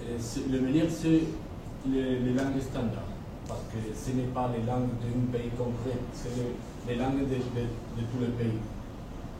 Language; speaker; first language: French; non-native, learner; Spanish